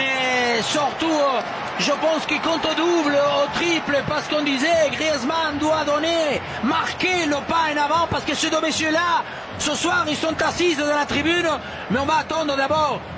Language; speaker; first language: French; native; French